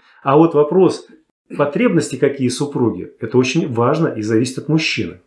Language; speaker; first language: Russian; native; Russian